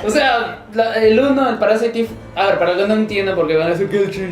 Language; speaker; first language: Spanish; native; Spanish